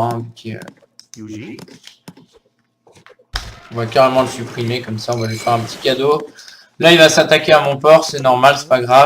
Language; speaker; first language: French; native; French